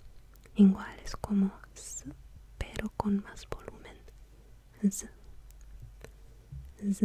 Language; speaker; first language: Spanish; non-native, fluent; Russian